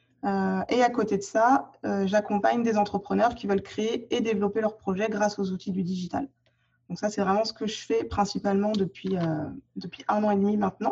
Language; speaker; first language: French; native; French